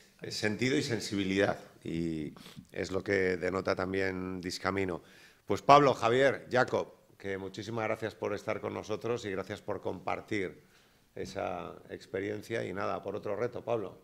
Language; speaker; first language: Spanish; native; Spanish